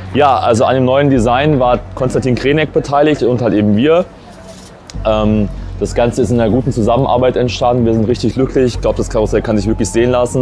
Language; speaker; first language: German; native; German